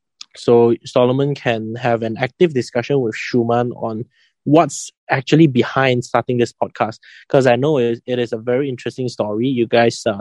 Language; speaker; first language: English; non-native, local second language; Chinese